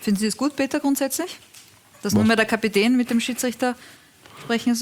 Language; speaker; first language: German; native; German